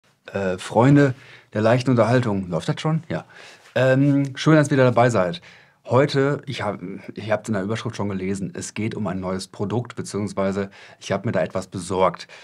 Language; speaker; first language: German; native; German